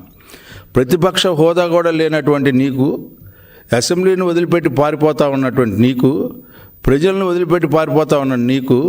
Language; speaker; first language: Telugu; native; Telugu